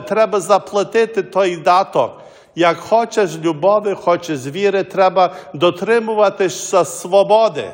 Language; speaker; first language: Ukrainian; early bilingual, heritage; Ukrainian